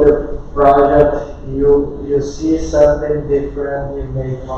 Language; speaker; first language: English; non-native, learner; Portuguese